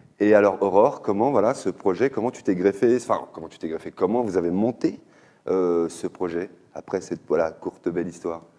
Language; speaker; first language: French; native; French